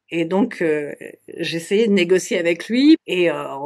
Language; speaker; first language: French; native; French